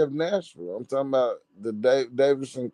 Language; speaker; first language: English; native; English